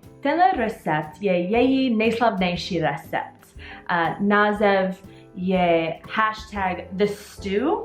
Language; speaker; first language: Czech; non-native, learner; English